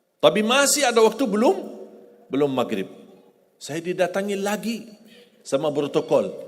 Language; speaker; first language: Malay; non-native, fluent; Arabic